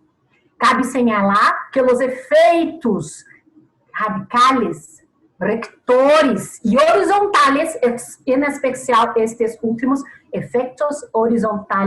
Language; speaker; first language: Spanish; non-native, learner; Portuguese